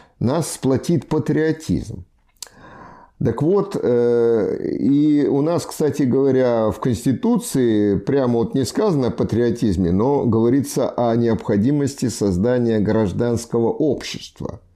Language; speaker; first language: Russian; native; Russian